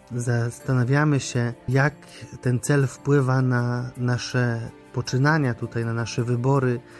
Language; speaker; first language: Polish; native; Polish